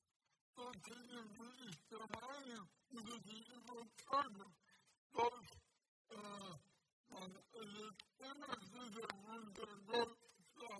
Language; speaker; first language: German; non-native, learner; Russian